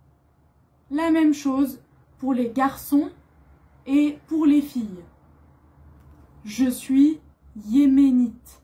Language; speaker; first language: French; native; French